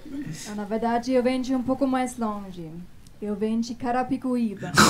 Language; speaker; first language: Portuguese; non-native, fluent; German